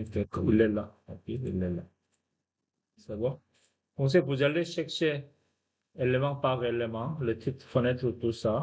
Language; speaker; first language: French; non-native, fluent; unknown